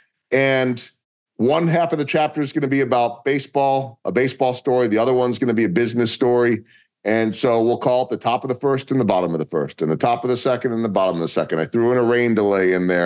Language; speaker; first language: English; native; English